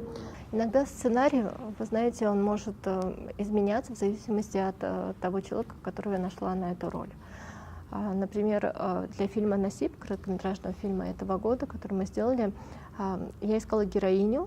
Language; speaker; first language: Russian; non-native, local second language; Tajik